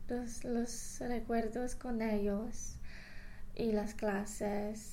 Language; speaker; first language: Spanish; non-native, fluent; English